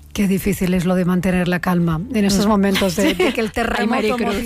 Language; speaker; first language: Spanish; native; Spanish